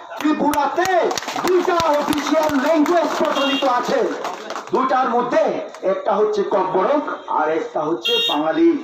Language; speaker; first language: Bangla; non-native, local second language; Chakma